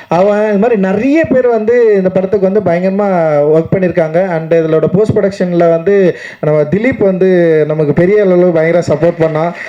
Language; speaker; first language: Tamil; native; Tamil